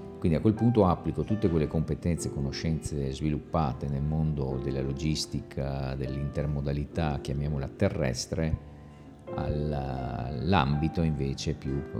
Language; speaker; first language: Italian; native; Italian